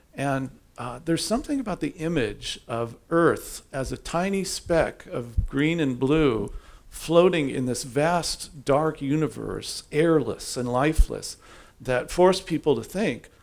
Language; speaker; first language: English; native; English